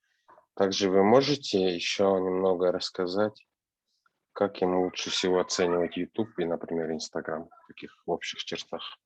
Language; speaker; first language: Russian; non-native, local second language; Kyrgyz